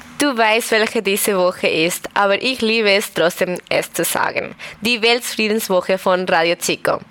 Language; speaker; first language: German; native; German